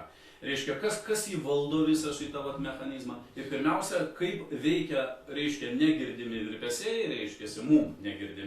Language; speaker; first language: Lithuanian; native; Lithuanian